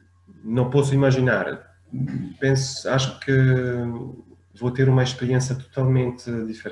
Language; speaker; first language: Portuguese; non-native, fluent; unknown